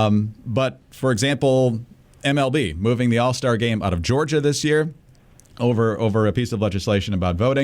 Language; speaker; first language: English; native; English